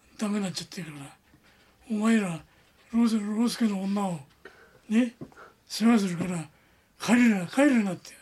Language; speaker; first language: Japanese; native; Japanese